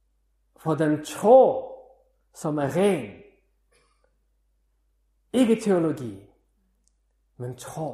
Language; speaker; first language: Danish; non-native, fluent; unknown